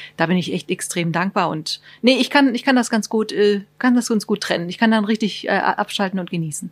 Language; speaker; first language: German; native; German